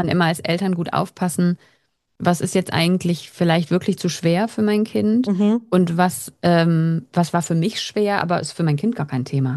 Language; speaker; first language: German; native; German